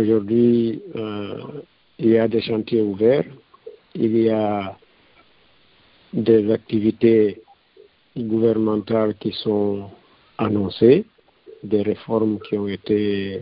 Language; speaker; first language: French; non-native, local second language; Fula